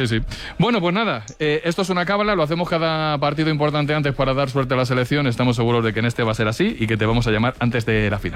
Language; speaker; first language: Spanish; native; Spanish